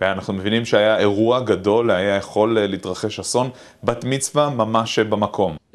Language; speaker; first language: Hebrew; native; Hebrew